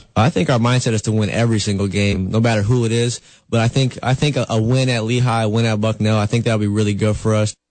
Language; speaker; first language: English; native; English